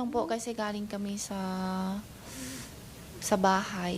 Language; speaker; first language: Filipino; non-native, local second language; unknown